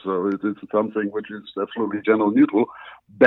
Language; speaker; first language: English; non-native, fluent; German